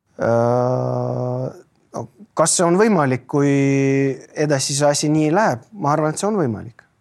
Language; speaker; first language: Estonian; non-native, local second language; Russian